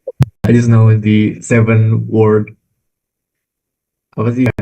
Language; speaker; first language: English; non-native, learner; Indonesian